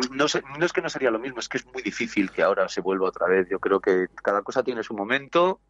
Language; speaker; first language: Spanish; native; Spanish